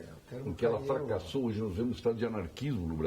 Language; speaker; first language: Portuguese; native; Portuguese